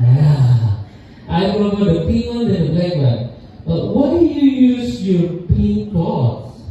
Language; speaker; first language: English; non-native, learner; Indonesian